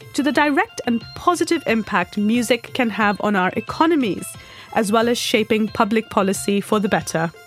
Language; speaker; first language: English; non-native, local second language; Hindi